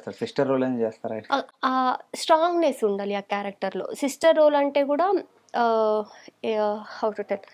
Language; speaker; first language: Telugu; non-native, local second language; Kannada